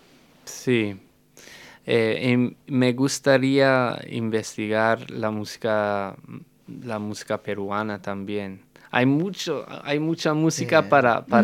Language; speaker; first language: Spanish; non-native, fluent; English